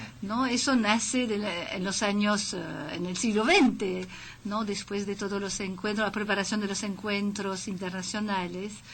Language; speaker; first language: Spanish; non-native, fluent; French